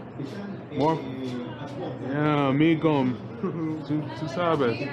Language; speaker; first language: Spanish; non-native, learner; English